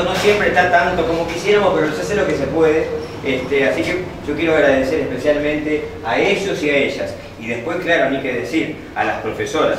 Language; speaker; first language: Spanish; native; Spanish